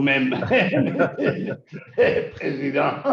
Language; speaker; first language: French; non-native, learner; Spanish